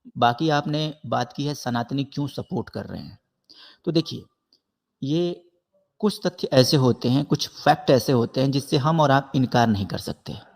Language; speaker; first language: Hindi; native; Hindi